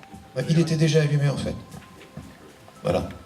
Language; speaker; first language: French; native; French